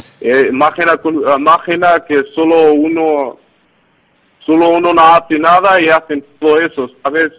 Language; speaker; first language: Spanish; non-native, learner; Arabic